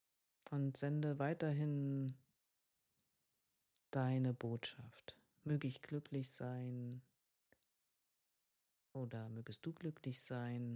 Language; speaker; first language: German; native; German